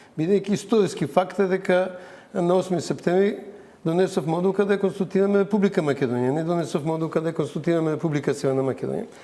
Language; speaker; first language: Macedonian; native; Macedonian